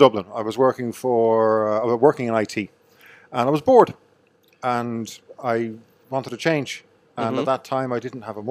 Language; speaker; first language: English; native; English